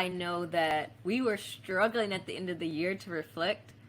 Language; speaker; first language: English; native; English